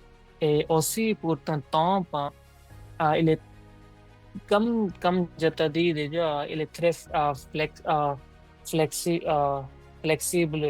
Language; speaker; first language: French; non-native, learner; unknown